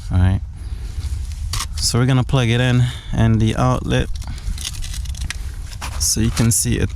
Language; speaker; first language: English; native; English